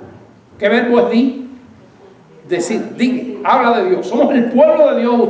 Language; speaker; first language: Spanish; native; Spanish